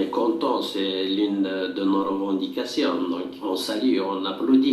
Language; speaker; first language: French; non-native, local second language; Kabyle